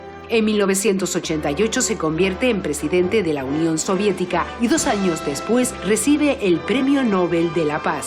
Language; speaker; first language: Spanish; native; Spanish